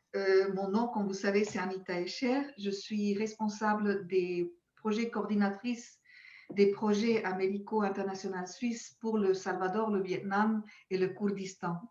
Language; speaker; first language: French; non-native, local second language; German